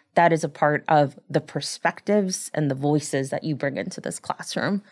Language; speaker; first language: English; early bilingual, other home language; Spanish